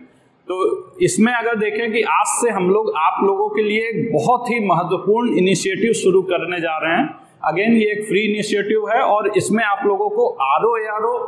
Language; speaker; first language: Hindi; native; Hindi